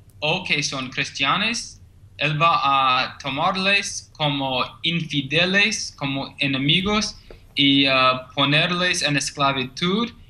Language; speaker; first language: Spanish; non-native, learner; English